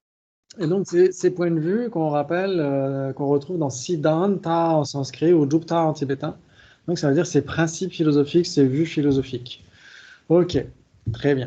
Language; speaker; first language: French; native; French